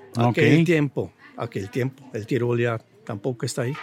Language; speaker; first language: Spanish; non-native, fluent; Swiss German